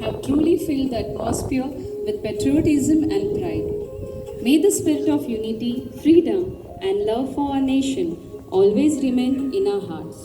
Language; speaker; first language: English; non-native, local second language; Marathi